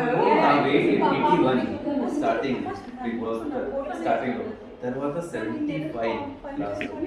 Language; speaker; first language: Telugu; non-native, learner; Hindi